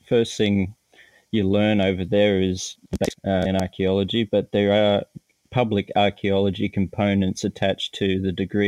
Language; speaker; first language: English; native; English